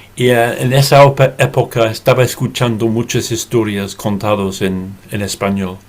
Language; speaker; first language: Spanish; non-native, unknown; English